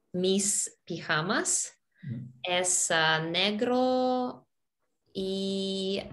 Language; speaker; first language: Spanish; non-native, learner; Russian